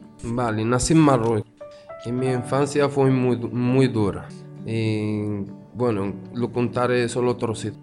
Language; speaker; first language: Spanish; non-native, fluent; Arabic